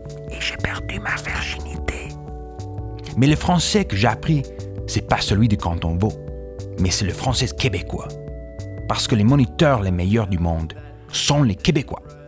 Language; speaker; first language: French; non-native, fluent; English